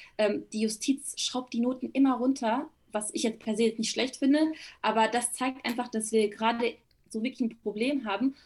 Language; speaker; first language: German; early bilingual, other home language; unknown